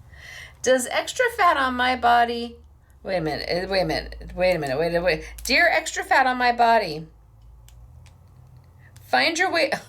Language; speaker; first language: English; native; English